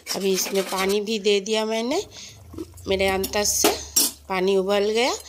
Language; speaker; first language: Hindi; non-native, local second language; Bangla